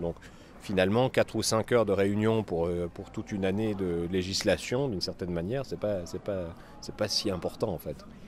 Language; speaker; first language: French; native; French